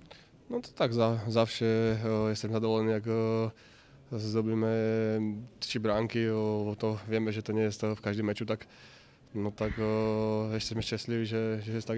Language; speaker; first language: Polish; non-native, fluent; Slovak